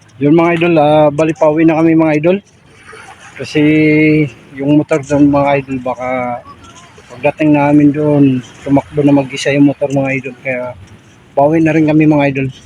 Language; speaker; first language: Filipino; non-native, local second language; Cebuano